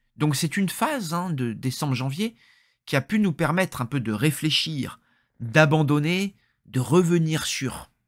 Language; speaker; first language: French; native; French